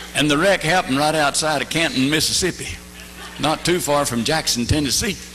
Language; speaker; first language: English; native; English